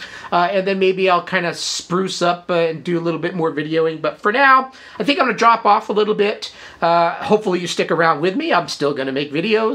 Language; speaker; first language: English; native; English